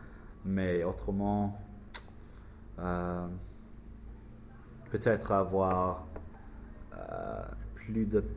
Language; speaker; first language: French; non-native, learner; English